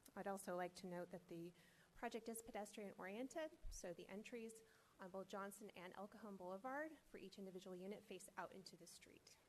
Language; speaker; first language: English; native; English